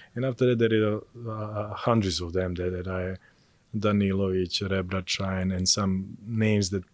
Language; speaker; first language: English; non-native, fluent; Serbian